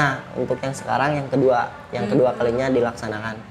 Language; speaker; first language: Indonesian; native; Indonesian